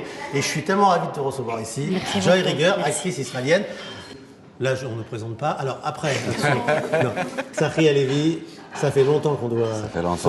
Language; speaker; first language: French; native; French